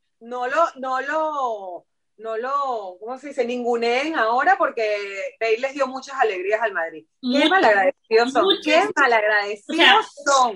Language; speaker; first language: Spanish; native; Spanish